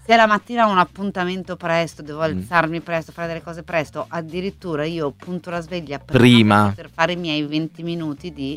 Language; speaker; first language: Italian; native; Italian